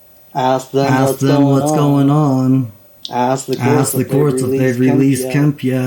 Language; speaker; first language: English; native; English